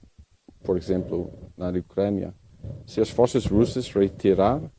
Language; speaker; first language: Portuguese; non-native, learner; English